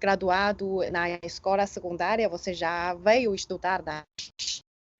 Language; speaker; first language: Portuguese; non-native, fluent; Chinese